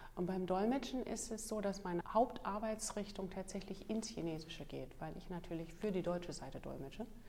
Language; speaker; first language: German; native; German